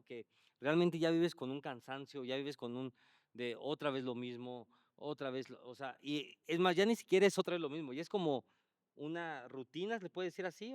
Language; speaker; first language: Spanish; native; Spanish